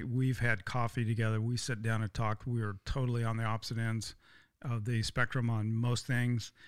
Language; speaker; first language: English; native; English